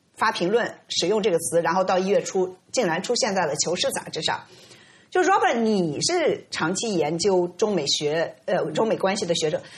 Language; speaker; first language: Chinese; native; Chinese